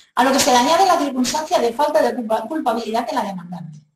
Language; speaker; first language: Spanish; non-native, local second language; Catalan